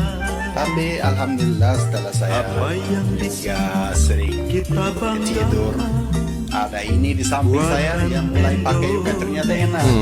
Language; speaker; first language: Indonesian; non-native, fluent; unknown